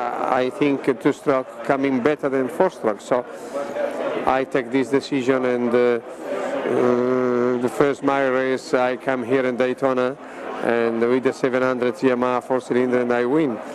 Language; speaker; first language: English; non-native, learner; Italian